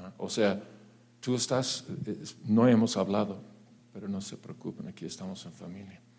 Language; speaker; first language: Spanish; non-native, fluent; English